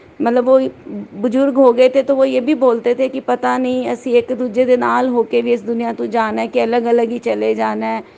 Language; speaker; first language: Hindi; native; Hindi